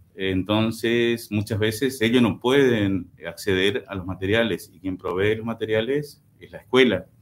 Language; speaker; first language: Spanish; native; Spanish